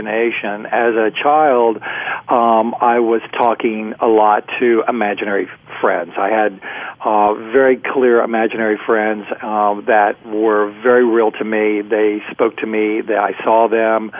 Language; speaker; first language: English; native; English